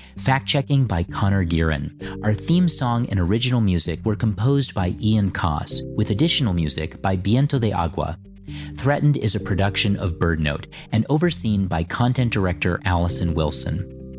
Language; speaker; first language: English; native; English